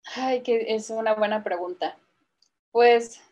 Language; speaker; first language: Spanish; native; Spanish